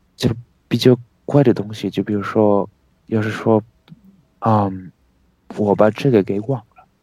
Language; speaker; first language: Chinese; non-native, fluent; French